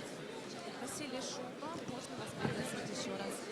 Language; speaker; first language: Russian; native; Russian